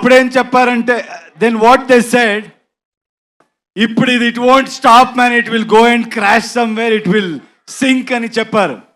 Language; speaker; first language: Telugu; non-native, learner; Kannada